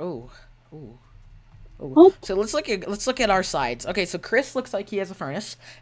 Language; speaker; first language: English; native; English